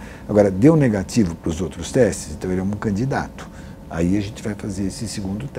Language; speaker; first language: Portuguese; native; Portuguese